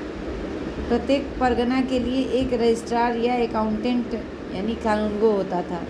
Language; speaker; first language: Hindi; native; Hindi